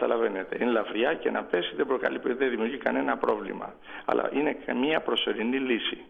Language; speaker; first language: Greek; native; Greek